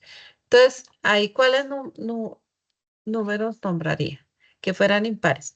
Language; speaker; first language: Spanish; native; Spanish